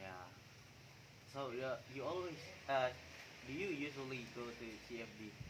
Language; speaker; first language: English; non-native, learner; Indonesian